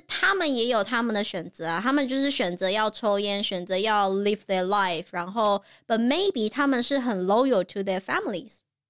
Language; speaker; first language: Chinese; native; Chinese